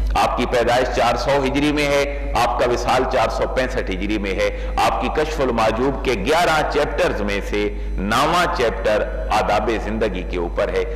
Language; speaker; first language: Urdu; native; Urdu